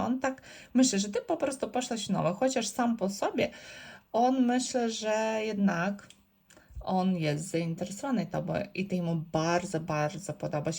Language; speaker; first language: Polish; non-native, learner; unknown